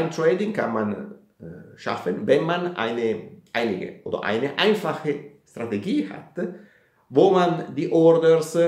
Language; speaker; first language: German; non-native, fluent; Italian